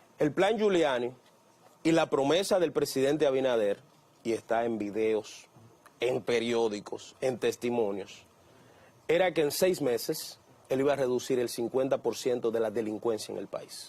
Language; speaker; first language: Spanish; native; Spanish